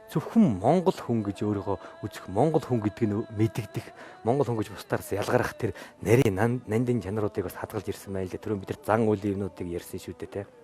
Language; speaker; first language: Mongolian; native; Mongolian